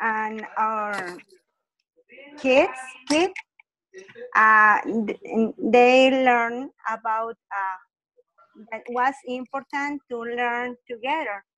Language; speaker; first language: English; non-native, learner; Spanish